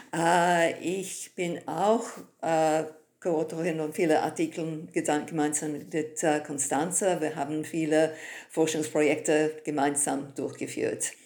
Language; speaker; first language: German; non-native, fluent; English